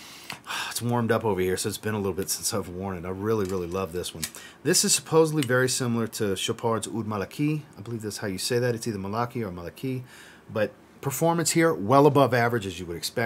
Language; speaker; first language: English; native; English